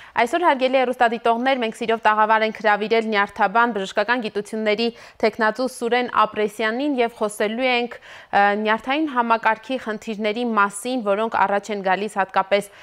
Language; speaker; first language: Armenian; native; Armenian